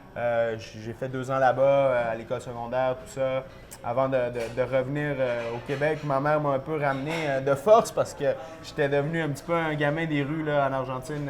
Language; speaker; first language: French; early bilingual, other home language; Spanish